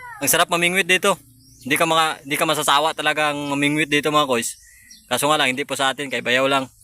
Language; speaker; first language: Filipino; non-native, local second language; Aklanon